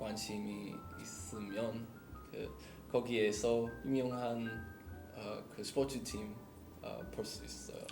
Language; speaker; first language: Korean; non-native, learner; English